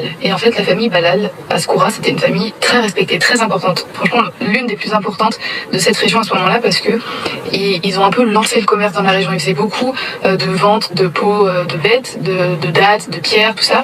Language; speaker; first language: French; native; French